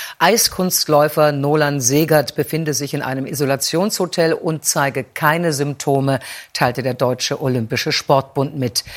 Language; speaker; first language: German; native; German